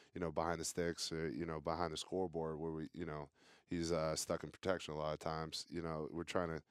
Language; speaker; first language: English; native; English